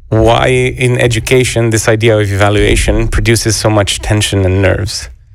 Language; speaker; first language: English; non-native, fluent; Romanian